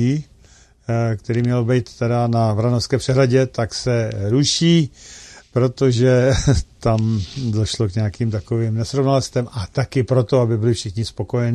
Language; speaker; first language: Czech; native; Czech